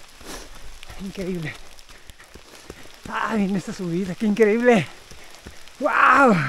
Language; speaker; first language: Spanish; native; Spanish